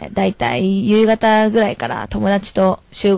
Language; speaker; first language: Japanese; native; Japanese